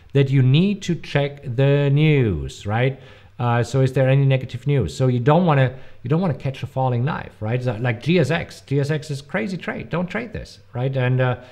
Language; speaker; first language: English; non-native, fluent; German